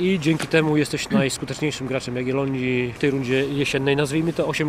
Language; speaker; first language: Polish; native; Polish